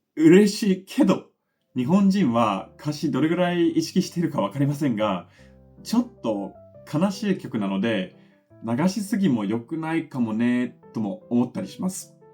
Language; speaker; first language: Japanese; non-native, fluent; English